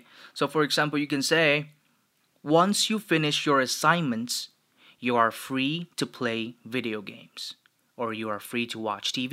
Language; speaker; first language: English; non-native, fluent; Chinese